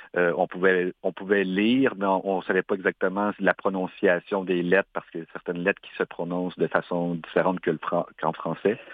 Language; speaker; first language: French; native; French